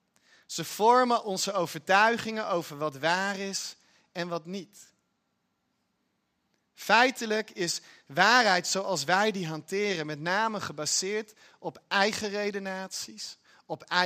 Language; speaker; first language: Dutch; native; Dutch